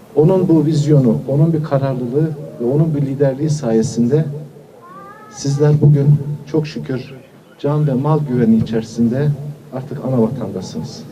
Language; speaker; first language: Turkish; native; Turkish